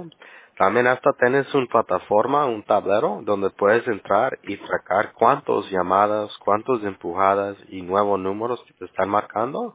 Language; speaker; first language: Spanish; early bilingual, heritage; Spanish